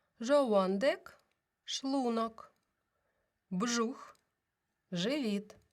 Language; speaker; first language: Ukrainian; native; Ukrainian